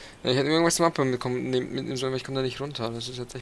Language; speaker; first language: German; native; German